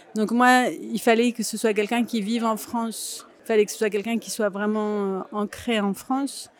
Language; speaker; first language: French; native; French